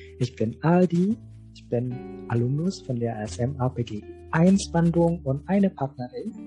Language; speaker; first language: German; non-native, learner; Indonesian